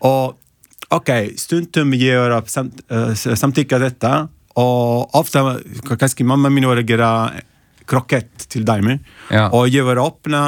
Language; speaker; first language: Icelandic; non-native, learner; Italian